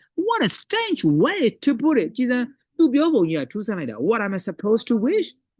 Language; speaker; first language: English; non-native, fluent; Burmese